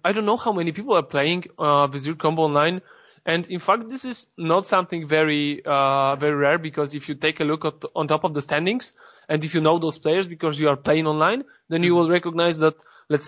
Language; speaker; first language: English; non-native, fluent; Polish